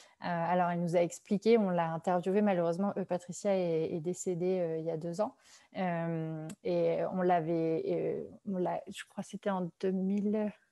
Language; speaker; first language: French; native; French